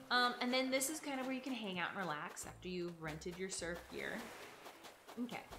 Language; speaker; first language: English; native; English